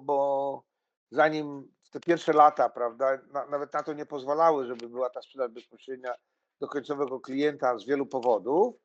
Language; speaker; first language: Polish; native; Polish